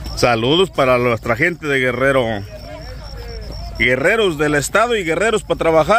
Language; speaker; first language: Spanish; native; Spanish